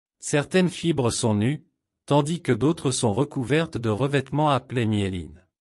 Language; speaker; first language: French; non-native, local second language; Wolof